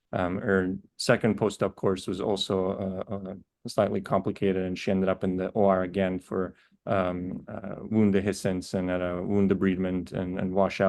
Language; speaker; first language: English; native; English